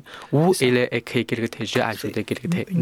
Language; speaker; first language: French; non-native, learner; Chinese